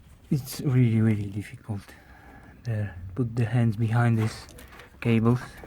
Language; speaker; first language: English; non-native, learner; Polish